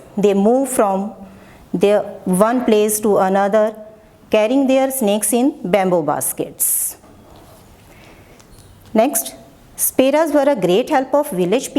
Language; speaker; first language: English; non-native, local second language; Gujarati